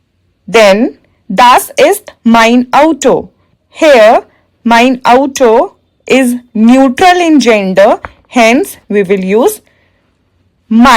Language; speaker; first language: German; non-native, fluent; Hindi